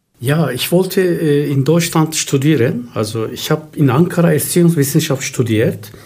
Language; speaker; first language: German; non-native, fluent; Turkish